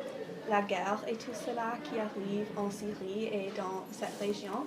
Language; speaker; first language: French; non-native, fluent; English